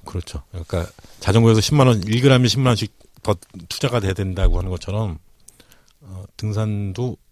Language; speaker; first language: Korean; native; Korean